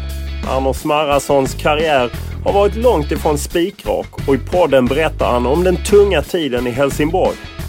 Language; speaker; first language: Swedish; native; Swedish